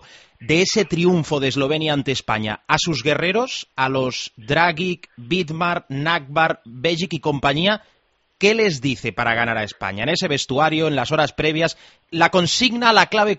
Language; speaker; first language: Spanish; native; Spanish